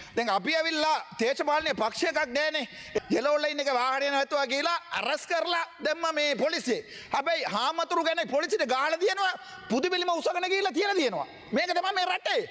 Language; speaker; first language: Sinhala; non-native, local second language; Tamil